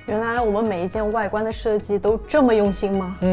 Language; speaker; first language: Chinese; native; Chinese